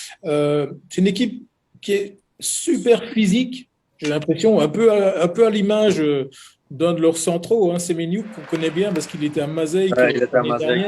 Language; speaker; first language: French; native; French